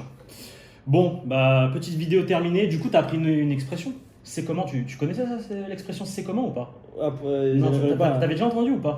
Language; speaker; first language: French; native; French